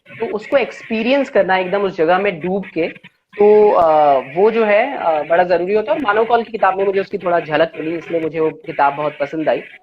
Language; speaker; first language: Hindi; native; Hindi